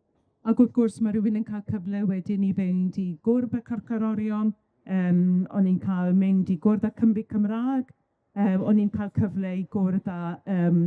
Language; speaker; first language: Welsh; native; Welsh